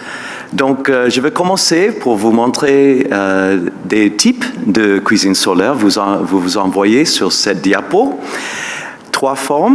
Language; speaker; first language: French; non-native, fluent; English